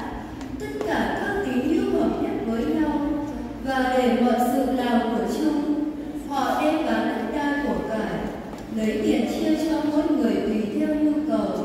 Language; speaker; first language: Vietnamese; native; Vietnamese